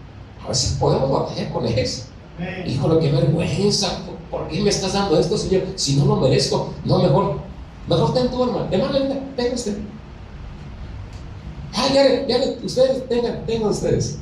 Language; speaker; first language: Spanish; native; Spanish